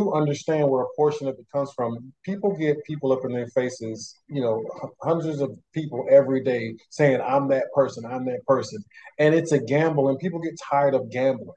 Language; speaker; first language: English; native; English